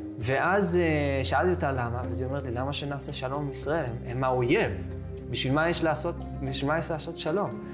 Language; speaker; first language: Hebrew; native; Hebrew